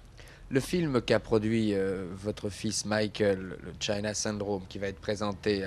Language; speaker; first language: French; native; French